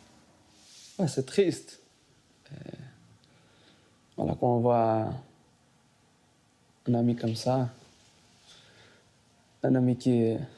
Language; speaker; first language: French; non-native, fluent; Portuguese